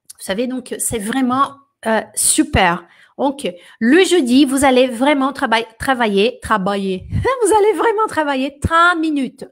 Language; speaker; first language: French; non-native, fluent; Portuguese